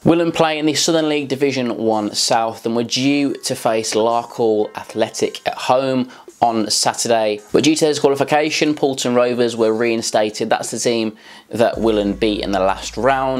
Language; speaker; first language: English; native; English